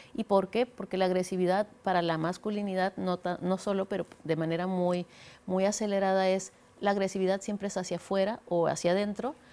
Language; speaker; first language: Spanish; native; Spanish